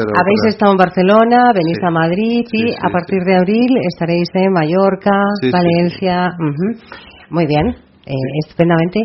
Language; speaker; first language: Spanish; native; Spanish